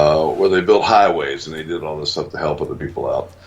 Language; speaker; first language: English; native; English